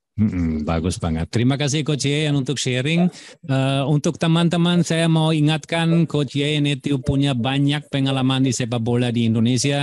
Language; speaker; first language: Indonesian; non-native, fluent; German